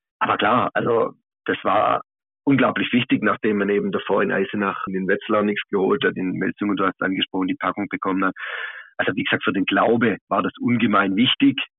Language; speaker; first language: German; native; German